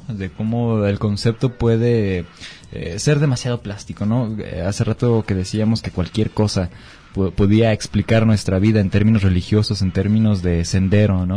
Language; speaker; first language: Spanish; native; Spanish